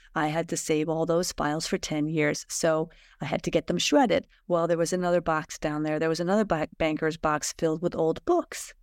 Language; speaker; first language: English; native; English